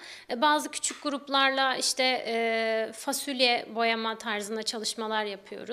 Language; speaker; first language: Turkish; native; Turkish